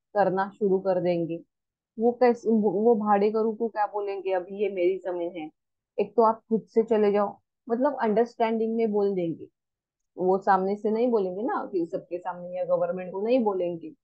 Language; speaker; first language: Hindi; non-native, local second language; Marathi